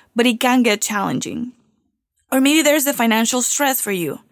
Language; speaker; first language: English; non-native, fluent; Spanish